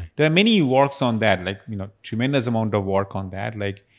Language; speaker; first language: English; non-native, local second language; Bangla